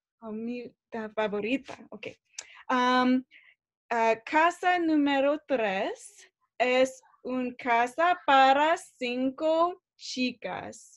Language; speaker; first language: Spanish; non-native, learner; English